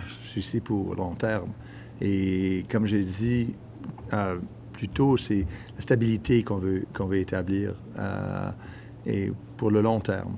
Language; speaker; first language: French; non-native, local second language; English